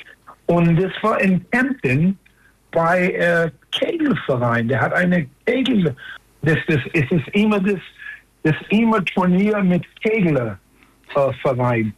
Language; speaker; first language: German; non-native, learner; English